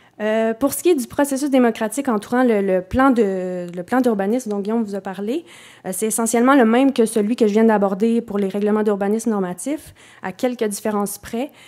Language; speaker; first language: French; native; French